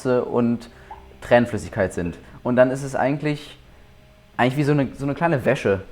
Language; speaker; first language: German; native; German